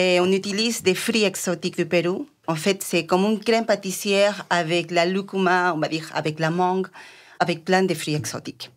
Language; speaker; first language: French; non-native, fluent; Spanish